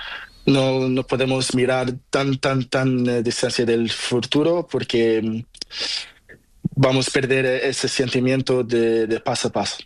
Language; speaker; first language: Spanish; non-native, learner; Portuguese